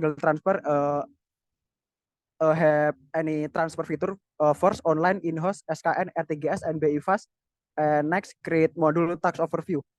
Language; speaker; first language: English; non-native, learner; Indonesian